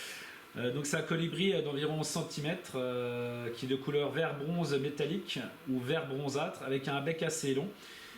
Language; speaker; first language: French; native; French